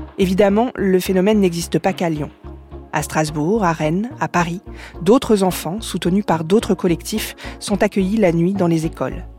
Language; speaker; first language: French; native; French